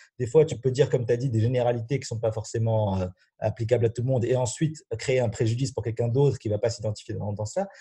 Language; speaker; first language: French; non-native, local second language; Arabic